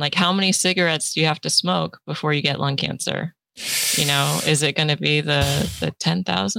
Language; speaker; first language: English; early bilingual, other home language; Chinese